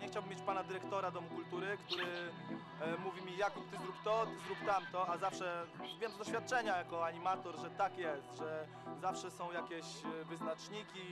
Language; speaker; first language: Polish; native; Polish